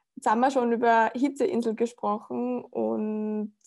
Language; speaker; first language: German; native; German